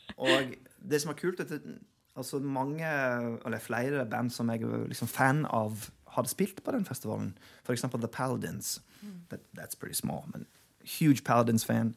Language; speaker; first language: Norwegian; non-native, fluent; English